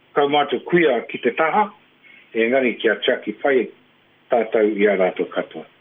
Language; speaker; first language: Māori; non-native, local second language; English